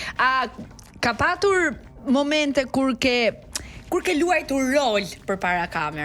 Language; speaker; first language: Albanian; native; Albanian